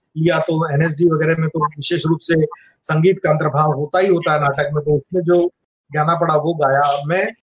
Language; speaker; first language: Hindi; non-native, local second language; Marathi